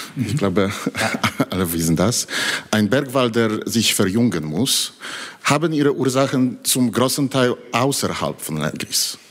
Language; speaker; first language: German; non-native, fluent; Polish